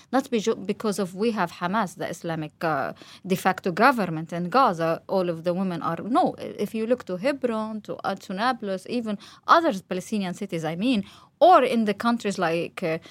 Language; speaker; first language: English; non-native, fluent; Arabic